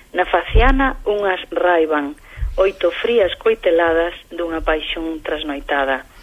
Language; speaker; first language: Galician; early bilingual, heritage; Galician